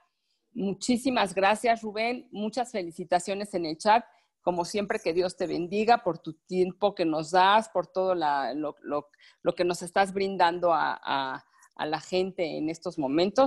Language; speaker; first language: Spanish; native; Spanish